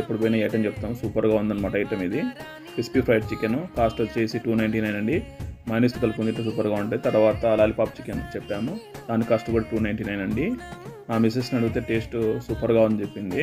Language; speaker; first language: Telugu; native; Telugu